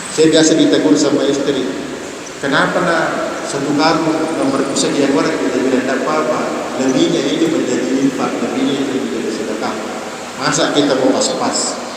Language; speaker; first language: Malay; non-native, local second language; Buginese